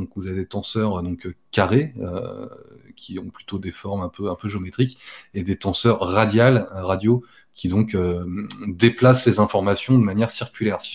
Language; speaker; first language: French; native; French